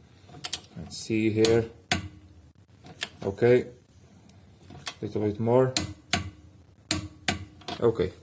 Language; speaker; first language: English; non-native, fluent; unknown